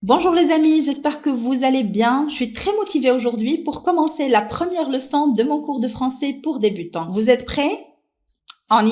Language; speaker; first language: French; non-native, local second language; Arabic